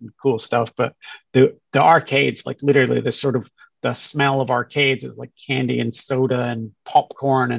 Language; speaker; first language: English; native; English